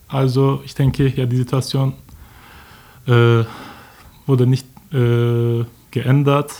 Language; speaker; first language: German; non-native, learner; Turkish